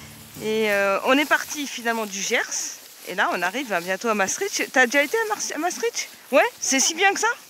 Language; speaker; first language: French; native; French